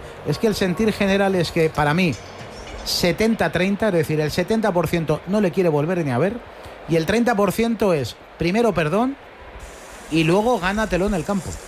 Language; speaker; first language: Spanish; native; Spanish